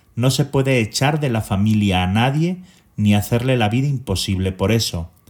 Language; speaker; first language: Spanish; native; Spanish